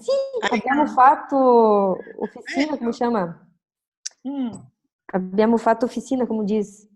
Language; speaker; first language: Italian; non-native, fluent; Portuguese